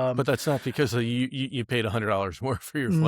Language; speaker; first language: English; native; English